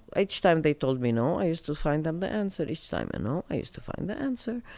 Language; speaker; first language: English; non-native, fluent; Arabic